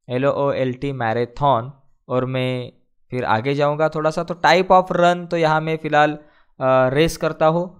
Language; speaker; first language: Hindi; non-native, local second language; Marathi